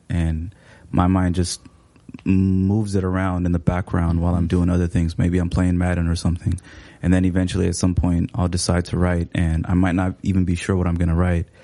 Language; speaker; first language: English; early bilingual, other home language; Somali